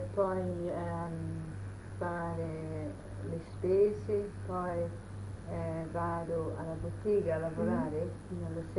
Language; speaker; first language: Italian; early bilingual, heritage; Italian